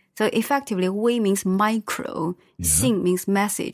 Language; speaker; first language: English; non-native, fluent; Chinese